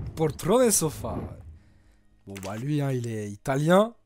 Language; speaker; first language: French; native; French